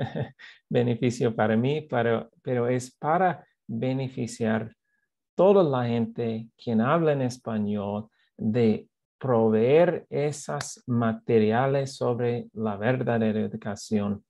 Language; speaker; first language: Spanish; non-native, fluent; English